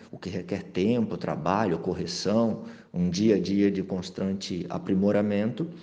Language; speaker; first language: Portuguese; native; Portuguese